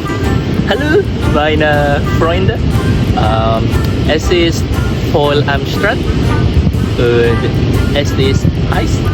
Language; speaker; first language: German; non-native, learner; Filipino